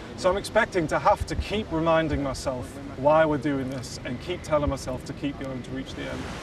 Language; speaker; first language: English; native; English